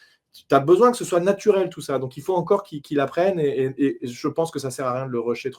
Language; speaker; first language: French; native; French